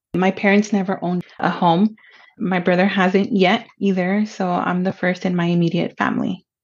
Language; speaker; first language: English; early bilingual, other home language; Spanish